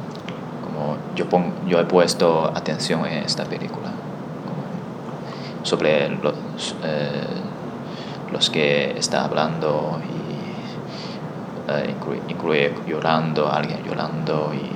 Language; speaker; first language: Spanish; non-native, learner; Chinese